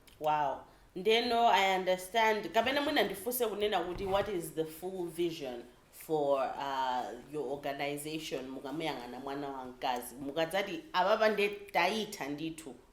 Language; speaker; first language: Nyanja; native; Nyanja